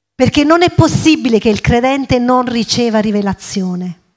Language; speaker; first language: Italian; early bilingual, other home language; English